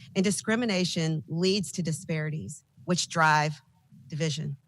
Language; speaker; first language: English; native; English